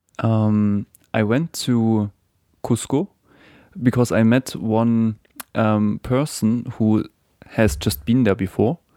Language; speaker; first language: English; non-native, fluent; German